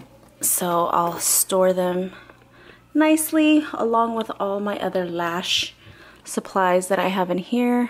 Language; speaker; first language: English; native; English